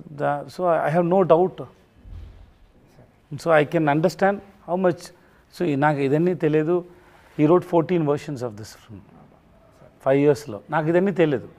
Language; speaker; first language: Telugu; non-native, local second language; Tamil